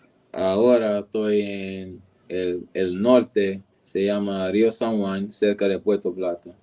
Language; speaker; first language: Spanish; non-native, learner; English